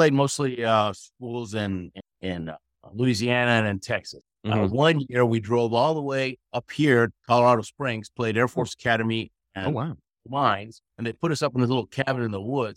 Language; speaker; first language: English; early bilingual, other home language; Spanish